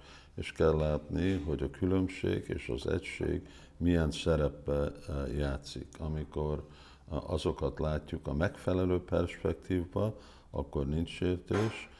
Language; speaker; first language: Hungarian; early bilingual, heritage; Hungarian